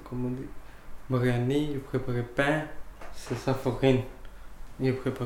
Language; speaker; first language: French; non-native, learner; Punjabi